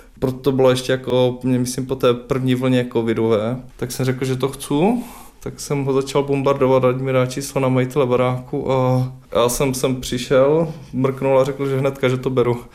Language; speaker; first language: Czech; native; Czech